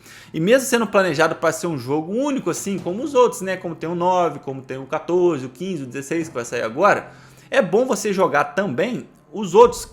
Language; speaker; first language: Portuguese; native; Portuguese